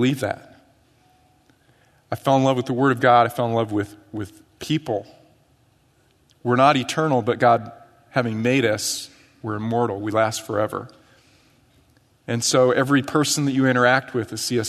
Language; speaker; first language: English; native; English